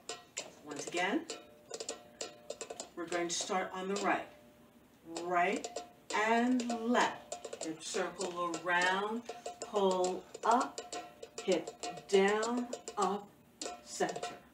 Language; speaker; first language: English; native; English